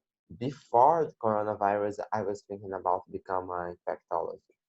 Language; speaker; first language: English; non-native, learner; Portuguese